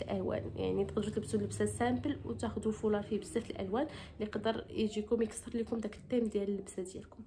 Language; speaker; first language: Arabic; native; Arabic